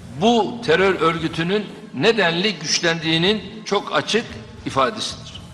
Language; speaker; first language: Turkish; native; Turkish